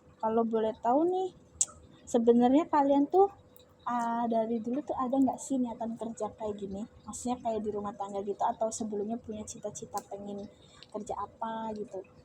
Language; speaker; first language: Indonesian; native; Indonesian